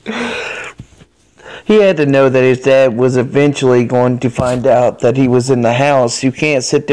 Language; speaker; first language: English; native; English